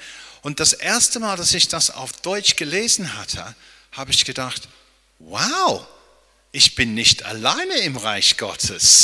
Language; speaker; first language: German; non-native, fluent; English